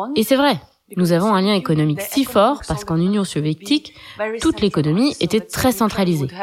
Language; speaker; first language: French; non-native, fluent; Ukrainian